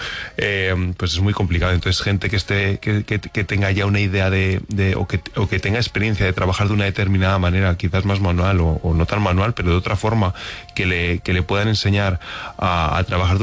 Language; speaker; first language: Spanish; native; Spanish